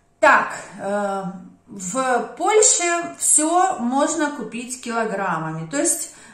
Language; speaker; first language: Russian; native; Russian